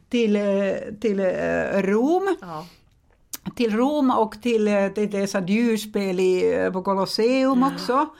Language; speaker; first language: Swedish; non-native, fluent; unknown